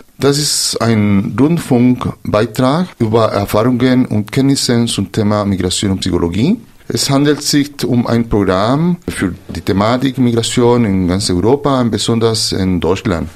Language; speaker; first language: German; non-native, fluent; Spanish